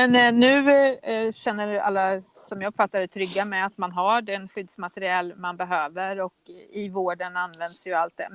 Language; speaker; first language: Swedish; native; Swedish